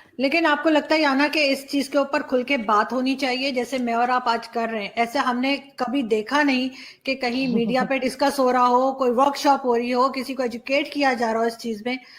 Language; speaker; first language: Urdu; native; Urdu